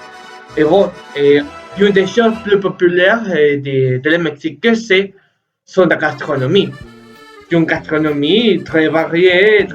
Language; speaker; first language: French; non-native, learner; Spanish